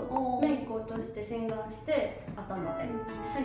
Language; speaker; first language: Japanese; native; Japanese